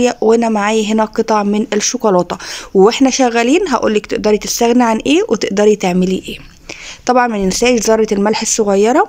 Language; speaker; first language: Arabic; native; Arabic